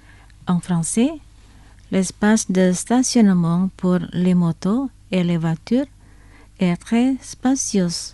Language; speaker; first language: French; non-native, fluent; Indonesian